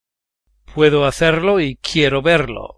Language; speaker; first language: Spanish; non-native, learner; English